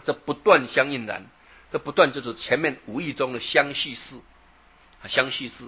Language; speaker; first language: Chinese; native; Chinese